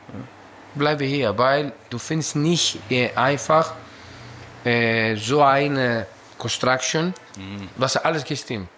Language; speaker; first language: German; non-native, learner; Greek